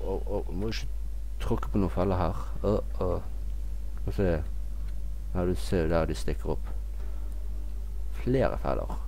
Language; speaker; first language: Norwegian; native; Norwegian